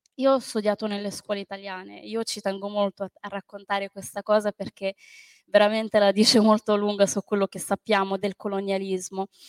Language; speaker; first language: Italian; early bilingual, other home language; Arabic